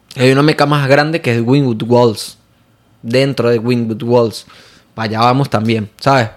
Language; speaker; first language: Spanish; native; Spanish